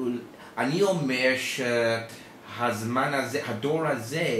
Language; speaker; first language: Hebrew; non-native, learner; English